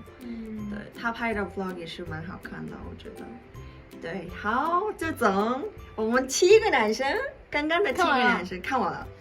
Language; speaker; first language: Chinese; non-native, fluent; Mongolian